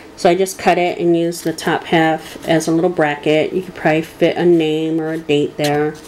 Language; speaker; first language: English; native; English